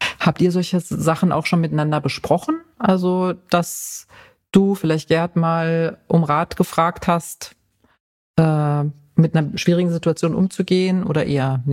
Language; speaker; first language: German; native; German